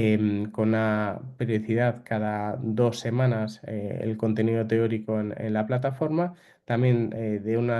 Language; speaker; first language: Spanish; native; Spanish